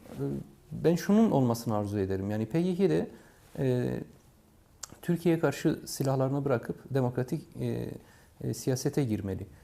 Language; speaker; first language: Turkish; non-native, local second language; Kurdish